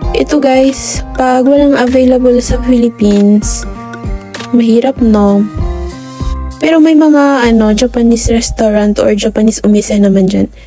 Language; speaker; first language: Filipino; native; Filipino